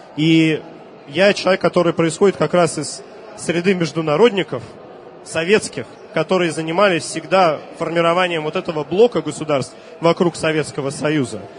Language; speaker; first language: Russian; native; Russian